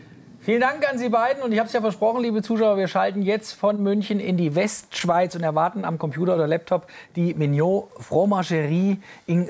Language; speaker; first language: German; native; German